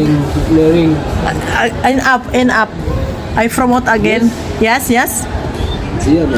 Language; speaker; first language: English; non-native, learner; Filipino